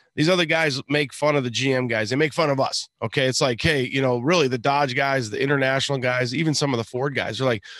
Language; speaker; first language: English; native; English